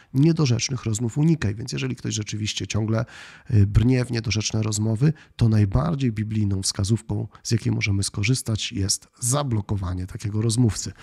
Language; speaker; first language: Polish; native; Polish